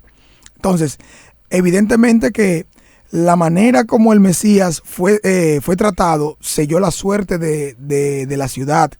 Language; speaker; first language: Spanish; native; Spanish